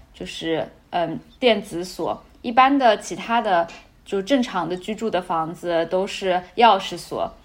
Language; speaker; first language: Chinese; native; Chinese